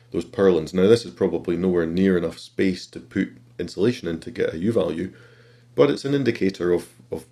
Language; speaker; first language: English; native; English